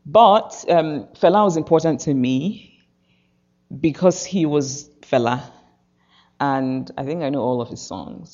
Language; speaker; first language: English; non-native, local second language; Igbo